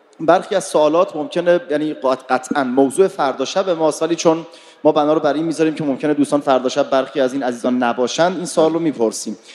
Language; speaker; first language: Persian; native; Persian